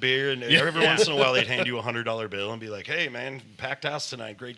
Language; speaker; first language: English; native; English